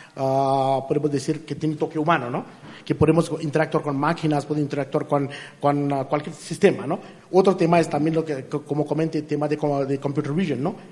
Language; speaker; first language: Spanish; non-native, fluent; Hindi